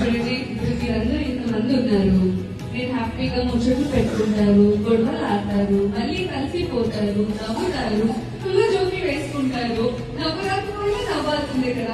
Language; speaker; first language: Telugu; non-native, fluent; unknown